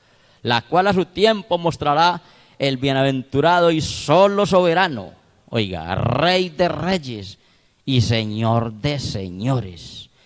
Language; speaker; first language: Spanish; native; Spanish